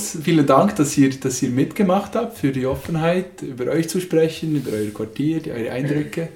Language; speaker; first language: German; native; German